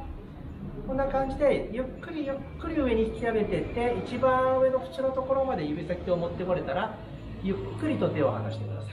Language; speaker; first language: Japanese; native; Japanese